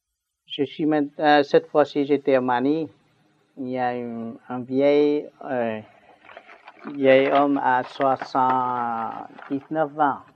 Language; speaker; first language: French; non-native, learner; Vietnamese